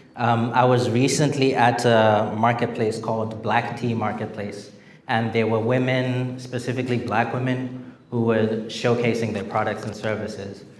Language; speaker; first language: English; non-native, local second language; Shona